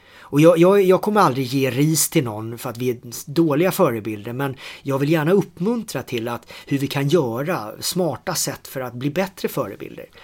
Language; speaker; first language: Swedish; native; Swedish